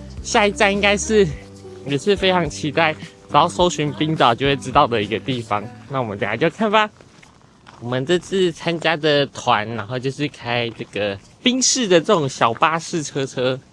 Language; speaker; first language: Chinese; native; Chinese